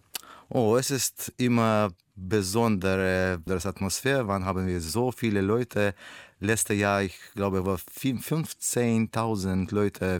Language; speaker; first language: German; non-native, learner; Russian